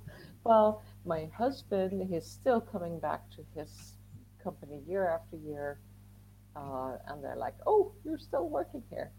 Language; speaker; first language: English; non-native, fluent; Swedish